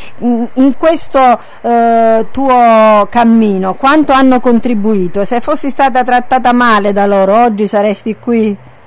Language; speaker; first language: Italian; native; Italian